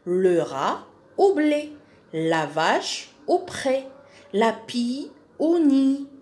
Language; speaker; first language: French; non-native, local second language; Arabic